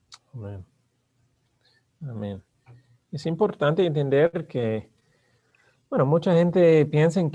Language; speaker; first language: Spanish; non-native, learner; English